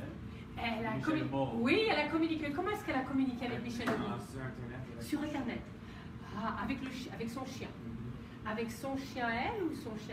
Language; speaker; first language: French; non-native, fluent; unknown